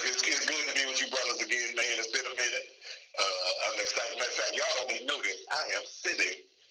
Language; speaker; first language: English; native; English